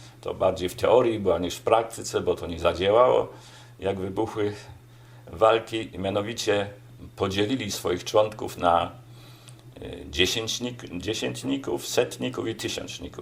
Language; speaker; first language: Polish; native; Polish